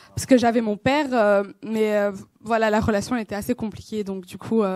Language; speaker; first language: French; non-native, local second language; Kinyarwanda